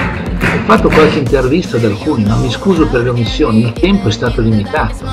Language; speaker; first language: Italian; native; Italian